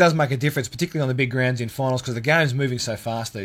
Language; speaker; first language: English; native; English